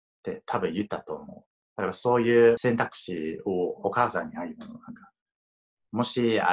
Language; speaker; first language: Japanese; non-native, fluent; English